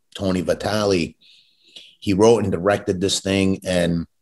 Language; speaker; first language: English; native; English